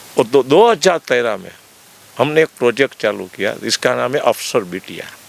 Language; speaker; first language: Hindi; non-native, local second language; Gujarati